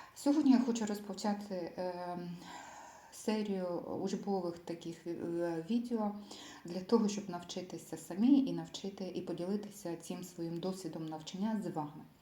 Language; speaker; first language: Ukrainian; non-native, local second language; Russian